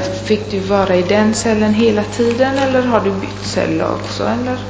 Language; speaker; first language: Swedish; non-native, fluent; Italian